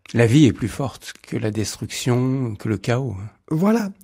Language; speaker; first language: French; native; French